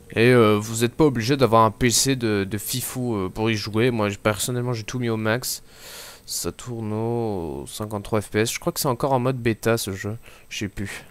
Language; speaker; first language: French; native; French